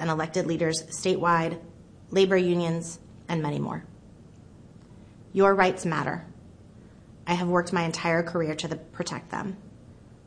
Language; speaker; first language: English; native; English